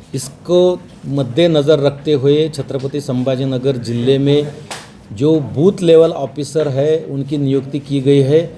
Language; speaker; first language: Hindi; non-native, local second language; Marathi